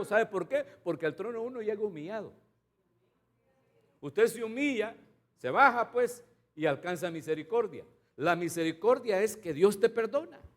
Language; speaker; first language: Spanish; native; Spanish